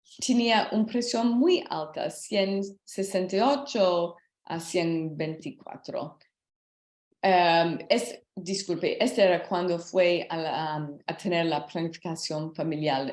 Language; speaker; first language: Spanish; non-native, learner; English